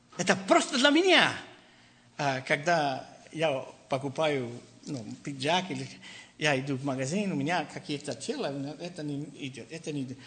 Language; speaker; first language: Russian; non-native, learner; Spanish